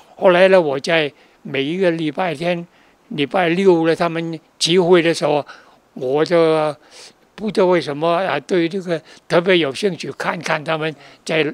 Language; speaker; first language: Chinese; non-native, local second language; Cantonese